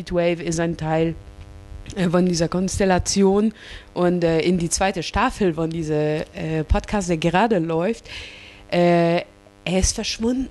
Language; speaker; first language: German; non-native, fluent; English